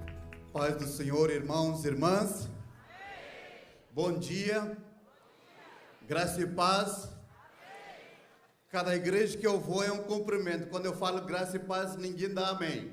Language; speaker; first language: Portuguese; non-native, fluent; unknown